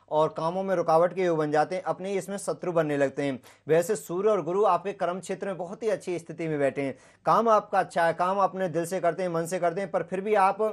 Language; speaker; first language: Hindi; native; Hindi